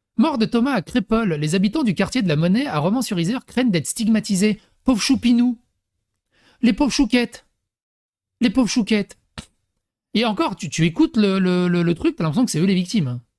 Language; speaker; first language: French; early bilingual, other home language; Serbian